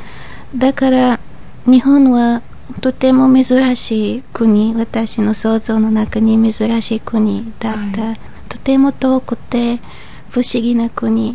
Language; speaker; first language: Japanese; non-native, fluent; Bulgarian